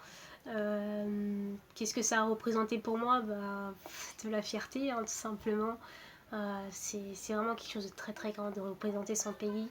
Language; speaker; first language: French; early bilingual, other home language; Portuguese